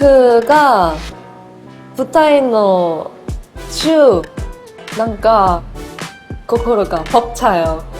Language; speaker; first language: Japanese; non-native, learner; Korean